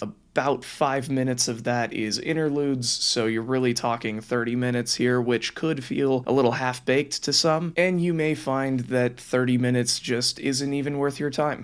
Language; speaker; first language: English; native; English